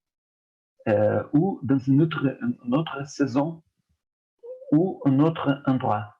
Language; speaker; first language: French; non-native, fluent; Portuguese